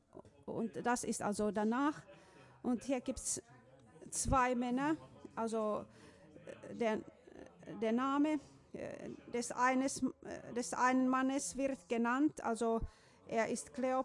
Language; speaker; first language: German; non-native, fluent; Finnish